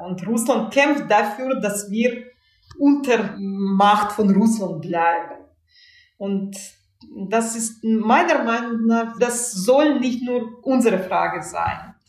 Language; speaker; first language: German; non-native, fluent; Russian